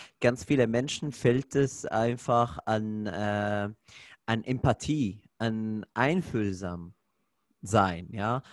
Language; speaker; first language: German; non-native, fluent; Arabic